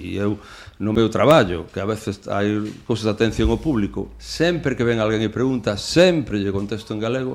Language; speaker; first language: Galician; non-native, local second language; Spanish